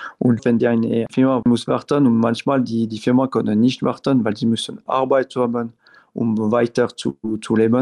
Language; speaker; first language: German; non-native, local second language; French